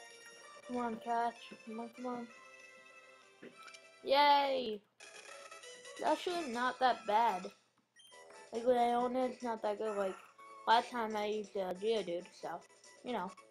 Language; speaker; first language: English; native; English